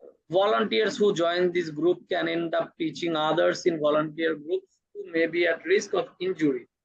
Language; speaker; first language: English; non-native, local second language; Bangla